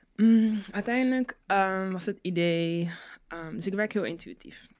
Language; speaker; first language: Dutch; native; Dutch